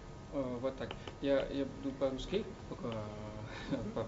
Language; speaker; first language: Russian; non-native, learner; French